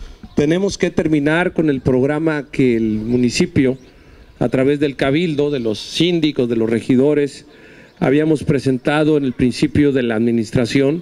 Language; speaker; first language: Spanish; native; Spanish